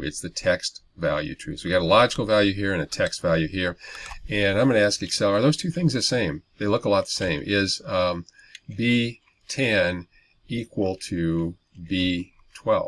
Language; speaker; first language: English; native; English